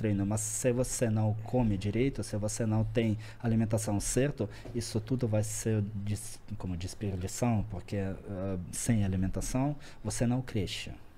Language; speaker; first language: Portuguese; non-native, learner; Russian